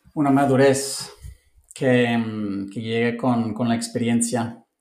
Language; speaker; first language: Spanish; non-native, fluent; English